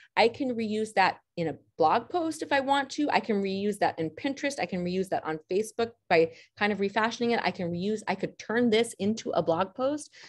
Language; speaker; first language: English; native; English